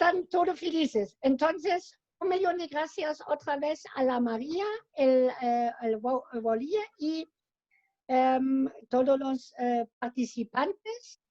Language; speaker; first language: Spanish; non-native, fluent; German